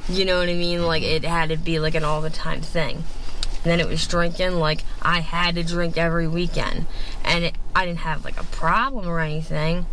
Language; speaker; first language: English; native; English